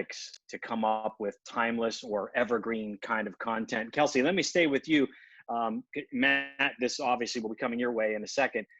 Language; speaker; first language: English; native; English